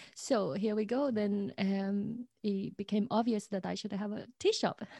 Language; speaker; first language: English; non-native, fluent; Chinese